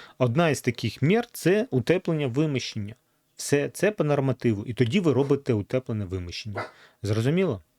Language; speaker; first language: Ukrainian; non-native, local second language; Russian